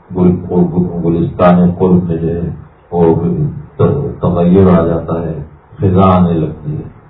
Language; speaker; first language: Urdu; native; Urdu